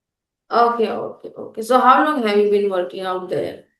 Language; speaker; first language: English; non-native, local second language; Hindi